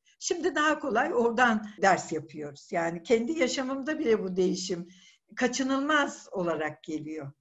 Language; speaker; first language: Turkish; native; Turkish